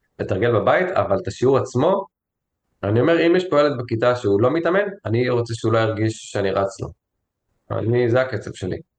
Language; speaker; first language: Hebrew; native; Hebrew